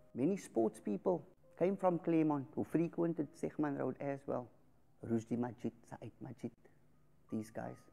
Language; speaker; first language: English; early bilingual, other home language; Afrikaans